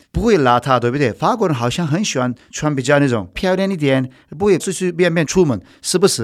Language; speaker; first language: Chinese; non-native, fluent; Turkish